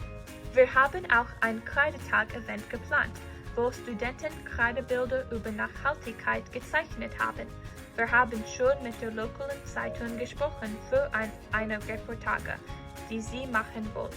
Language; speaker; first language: German; non-native, learner; English